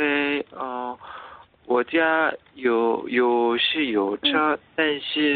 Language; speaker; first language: Chinese; non-native, learner; Korean